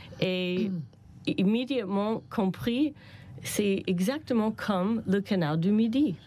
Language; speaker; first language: French; non-native, learner; English